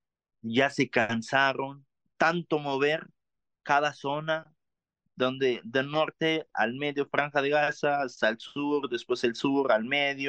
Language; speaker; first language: Spanish; non-native, learner; Arabic